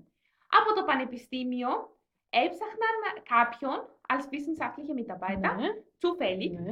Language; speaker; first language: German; non-native, fluent; Greek